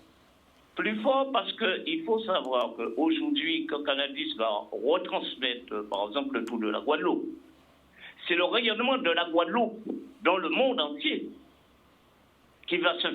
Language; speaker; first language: French; native; French